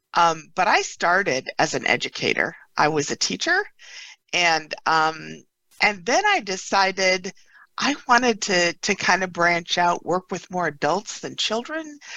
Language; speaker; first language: English; native; English